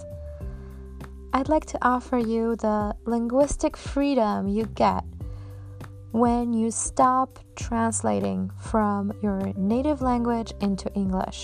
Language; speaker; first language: English; non-native, fluent; Polish